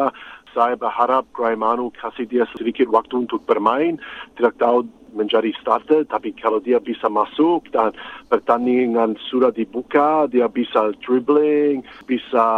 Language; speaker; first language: Indonesian; non-native, fluent; English